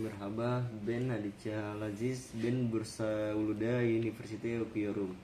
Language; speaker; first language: Turkish; non-native, learner; Indonesian